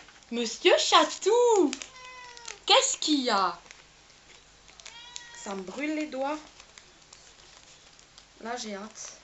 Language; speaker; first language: French; native; French